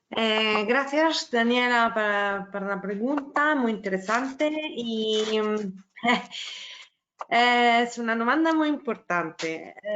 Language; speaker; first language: Spanish; non-native, fluent; Italian